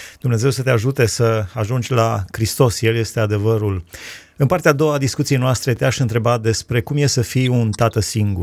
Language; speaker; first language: Romanian; native; Romanian